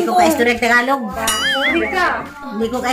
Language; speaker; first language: Filipino; non-native, local second language; Cebuano